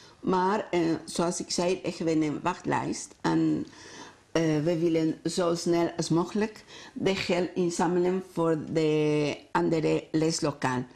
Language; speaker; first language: Dutch; non-native, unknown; Spanish